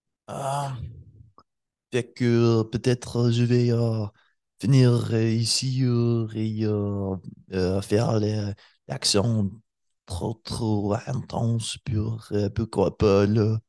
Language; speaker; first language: French; non-native, learner; English